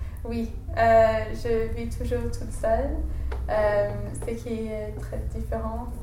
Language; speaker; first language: French; non-native, fluent; English